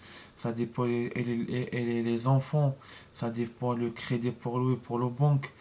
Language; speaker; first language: French; non-native, learner; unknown